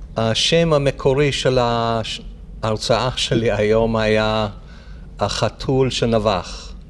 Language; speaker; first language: Hebrew; non-native, fluent; English